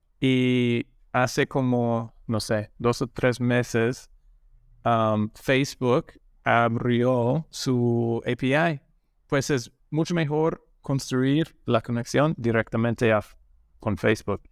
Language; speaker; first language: Spanish; non-native, learner; English